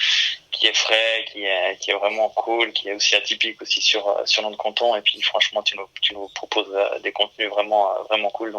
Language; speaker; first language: French; early bilingual, other home language; Portuguese